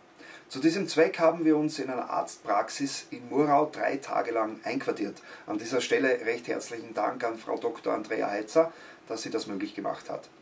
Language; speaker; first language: German; native; German